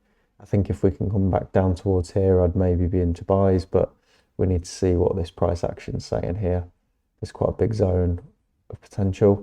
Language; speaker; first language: English; native; English